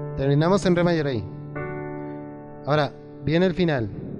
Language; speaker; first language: Spanish; native; Spanish